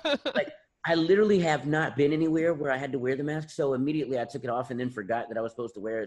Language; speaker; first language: English; native; English